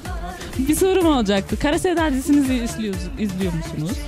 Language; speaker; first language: Turkish; native; Turkish